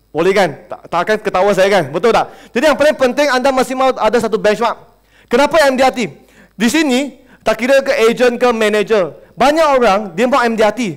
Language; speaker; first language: Malay; non-native, local second language; Chinese